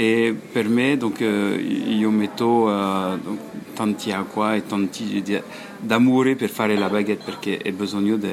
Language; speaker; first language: Italian; non-native, learner; French